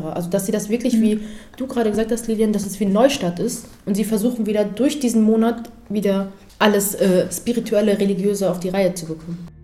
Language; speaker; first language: German; early bilingual, other home language; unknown